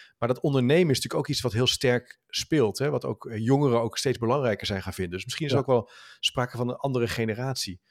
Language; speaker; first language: Dutch; native; Dutch